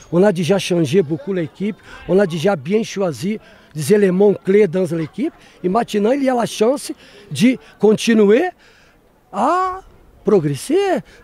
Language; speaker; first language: French; non-native, learner; Portuguese